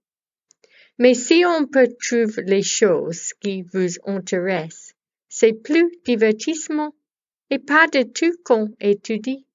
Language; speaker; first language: French; non-native, learner; English